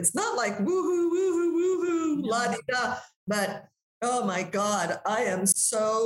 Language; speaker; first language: English; native; English